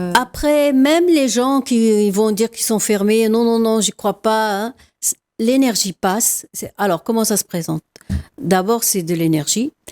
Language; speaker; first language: French; non-native, local second language; Arabic